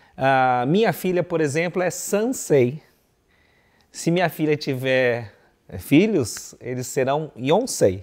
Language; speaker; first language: Portuguese; early bilingual, other home language; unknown